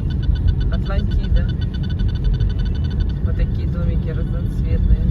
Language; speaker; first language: Russian; native; Russian